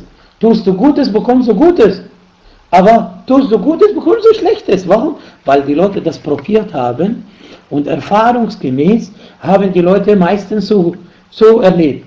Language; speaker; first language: German; non-native, fluent; Arabic